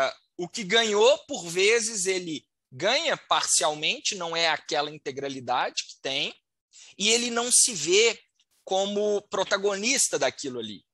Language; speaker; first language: Portuguese; native; Portuguese